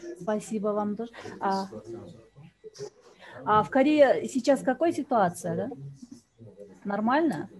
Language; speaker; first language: Russian; non-native, local second language; Kyrgyz